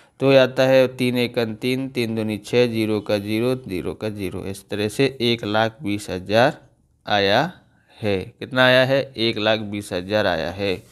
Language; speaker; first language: Hindi; non-native, local second language; Gujarati